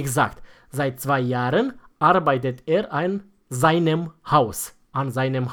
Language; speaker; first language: German; non-native, fluent; Romanian